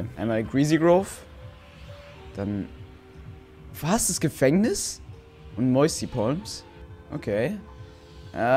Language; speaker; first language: German; native; German